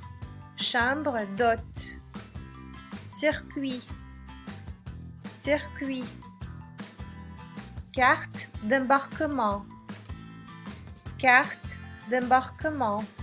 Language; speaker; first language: French; non-native, fluent; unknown